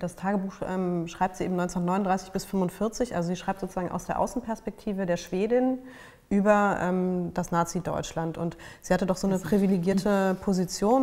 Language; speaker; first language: German; native; German